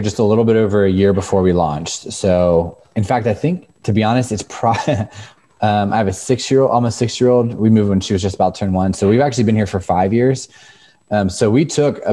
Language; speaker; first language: English; native; English